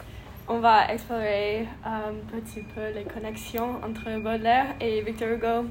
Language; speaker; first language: French; non-native, learner; English